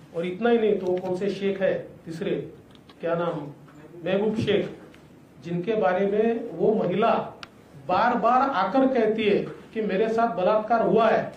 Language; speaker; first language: Hindi; non-native, local second language; Marathi